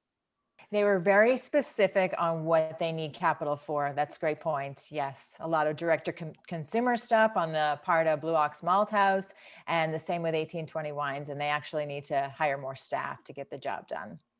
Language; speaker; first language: English; native; English